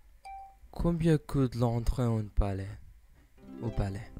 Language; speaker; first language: French; non-native, learner; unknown